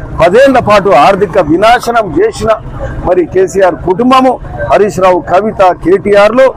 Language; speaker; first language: Telugu; native; Telugu